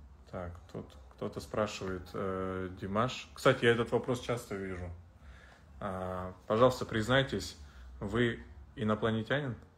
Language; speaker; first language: Russian; non-native, local second language; Kazakh